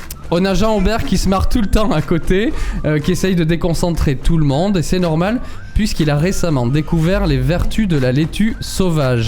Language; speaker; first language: French; native; French